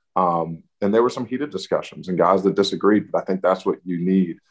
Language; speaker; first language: English; native; English